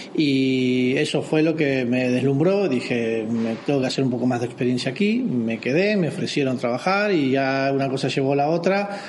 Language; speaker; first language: Spanish; native; Spanish